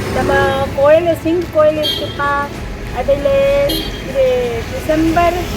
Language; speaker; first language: Tamil; non-native, local second language; Punjabi